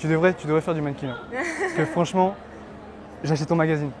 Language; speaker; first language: French; native; French